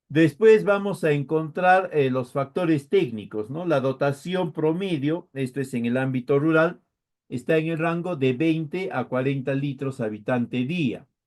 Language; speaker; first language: Spanish; native; Spanish